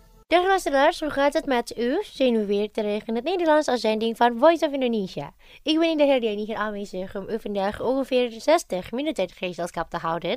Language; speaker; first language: Dutch; non-native, fluent; Indonesian